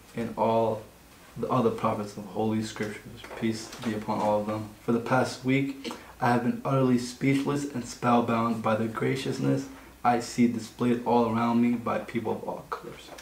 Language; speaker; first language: English; native; English